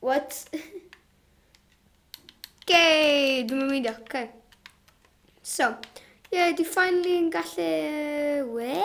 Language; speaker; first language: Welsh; non-native, local second language; English